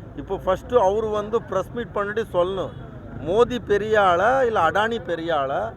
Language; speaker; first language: Tamil; non-native, local second language; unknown